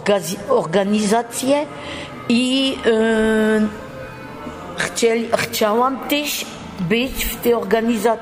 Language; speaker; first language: Polish; early bilingual, heritage; Polish